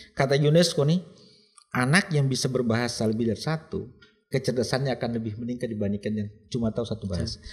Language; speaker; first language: Indonesian; native; Indonesian